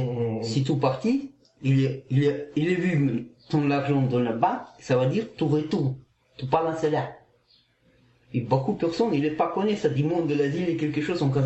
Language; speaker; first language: French; non-native, learner; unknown